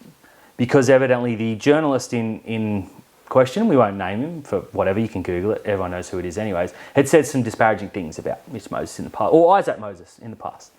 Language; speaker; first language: English; native; English